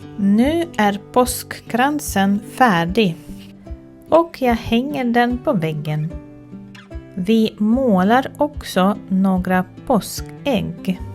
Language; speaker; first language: Swedish; non-native, fluent; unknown